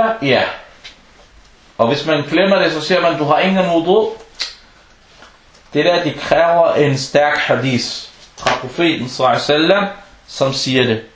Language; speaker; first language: Danish; non-native, fluent; Arabic